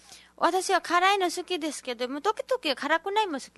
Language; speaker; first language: Japanese; non-native, learner; Nepali